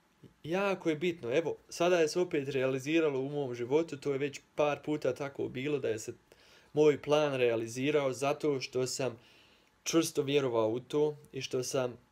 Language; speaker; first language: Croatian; early bilingual, heritage; Croatian